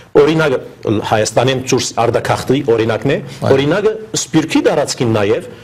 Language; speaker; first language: Armenian; native; Armenian